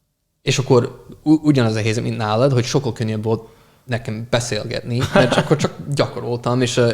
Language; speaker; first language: Hungarian; non-native, fluent; English